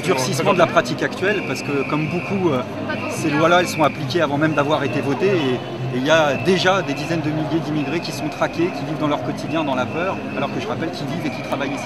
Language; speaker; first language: French; native; French